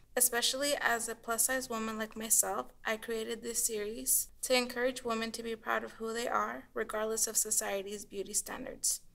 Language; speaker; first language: English; native; English